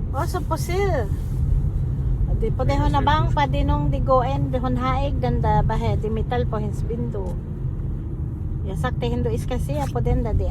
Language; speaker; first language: Danish; non-native, learner; Filipino